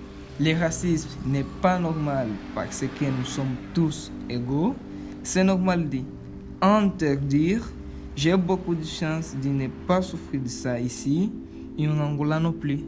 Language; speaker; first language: French; non-native, learner; Portuguese